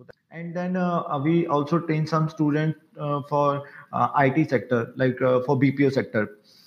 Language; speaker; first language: English; non-native, local second language; Punjabi